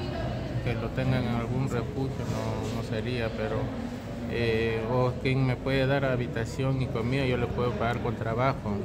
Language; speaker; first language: Spanish; non-native, local second language; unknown